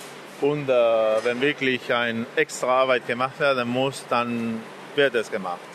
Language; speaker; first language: German; non-native, fluent; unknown